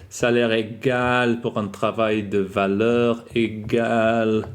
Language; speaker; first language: French; non-native, fluent; English